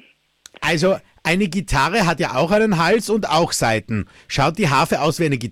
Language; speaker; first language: German; native; German